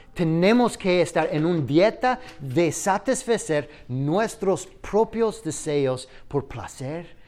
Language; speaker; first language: Spanish; non-native, fluent; English